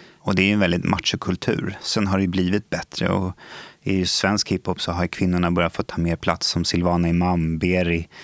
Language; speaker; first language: Swedish; native; Swedish